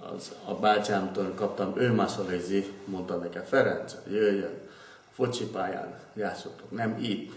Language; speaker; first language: Hungarian; non-native, learner; Vietnamese